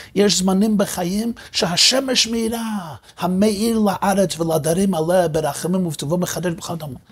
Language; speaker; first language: Hebrew; non-native, fluent; English